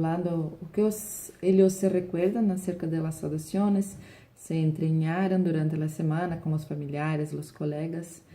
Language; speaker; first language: Spanish; non-native, learner; Portuguese